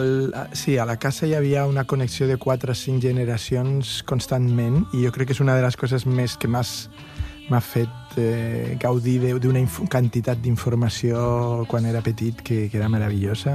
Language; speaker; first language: Catalan; non-native, local second language; Spanish